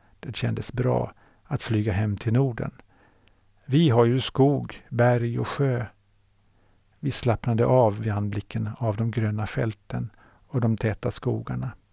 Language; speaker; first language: Swedish; native; Swedish